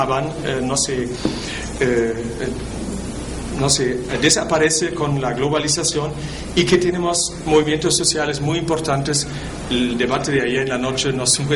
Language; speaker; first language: Spanish; non-native, fluent; German